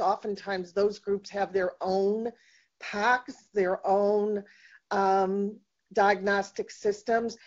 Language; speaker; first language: English; native; English